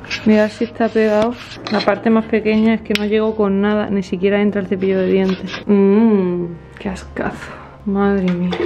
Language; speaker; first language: Spanish; native; Spanish